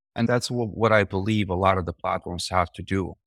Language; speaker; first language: English; non-native, fluent; Romanian